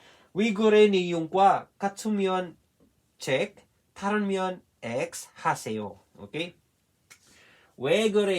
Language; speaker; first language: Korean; non-native, fluent; Filipino